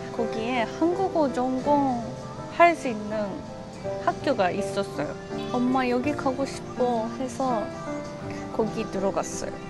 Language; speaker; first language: Korean; non-native, fluent; Japanese